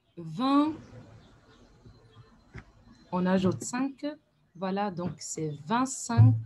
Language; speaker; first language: French; non-native, fluent; Arabic